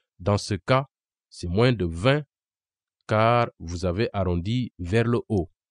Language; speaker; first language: French; non-native, local second language; Wolof